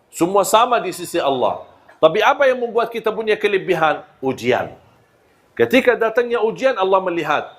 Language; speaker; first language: Malay; non-native, fluent; Arabic